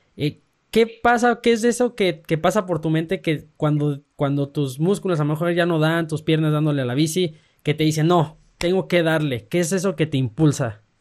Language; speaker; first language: Spanish; native; Spanish